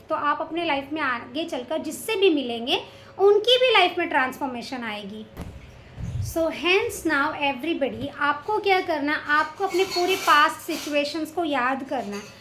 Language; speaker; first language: Hindi; native; Hindi